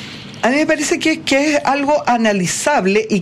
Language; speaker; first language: Spanish; native; Spanish